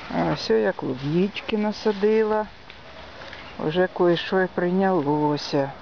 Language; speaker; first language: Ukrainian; native; Ukrainian